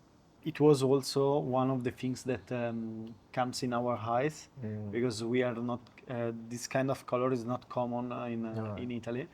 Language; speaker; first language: English; non-native, learner; Italian